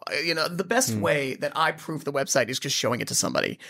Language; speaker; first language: English; native; English